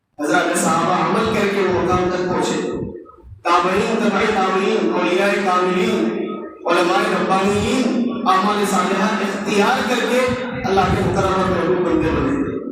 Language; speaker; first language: Urdu; native; Urdu